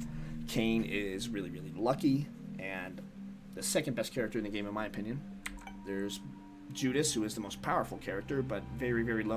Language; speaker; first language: English; native; English